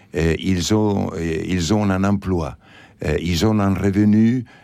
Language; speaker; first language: French; non-native, fluent; Spanish